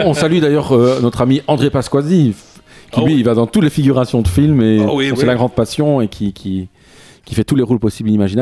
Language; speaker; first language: French; native; French